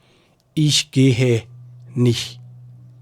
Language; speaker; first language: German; non-native, fluent; Burmese